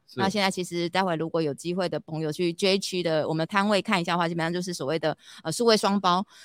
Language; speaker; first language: Chinese; native; Chinese